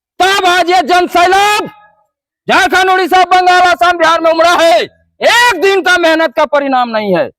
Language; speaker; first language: Hindi; non-native, local second language; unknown